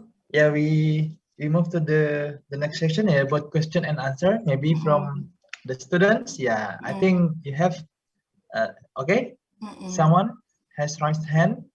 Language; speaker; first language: English; non-native, fluent; Indonesian